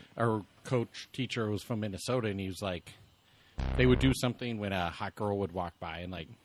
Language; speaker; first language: English; native; English